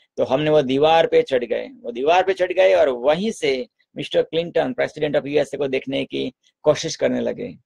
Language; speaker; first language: Hindi; non-native, local second language; Gujarati